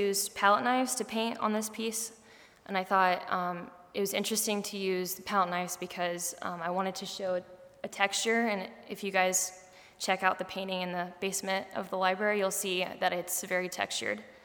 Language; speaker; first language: English; native; English